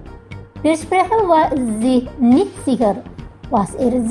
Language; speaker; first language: German; non-native, fluent; Indonesian